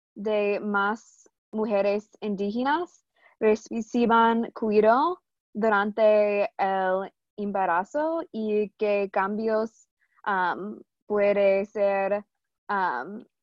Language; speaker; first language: Spanish; non-native, learner; English